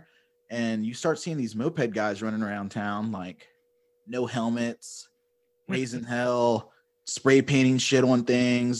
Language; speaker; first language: English; native; English